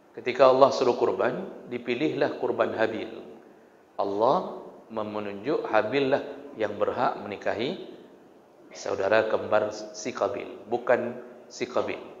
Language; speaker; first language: Malay; non-native, local second language; Achinese